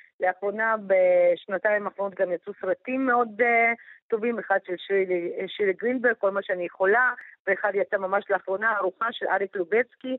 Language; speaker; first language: Hebrew; non-native, fluent; Russian